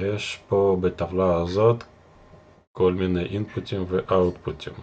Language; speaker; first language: Hebrew; non-native, fluent; Russian